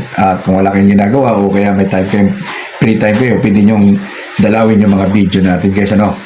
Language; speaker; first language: Filipino; native; Filipino